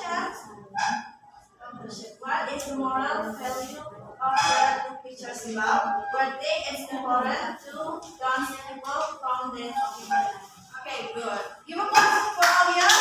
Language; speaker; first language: English; non-native, learner; Indonesian